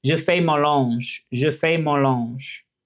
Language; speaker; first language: French; non-native, learner; English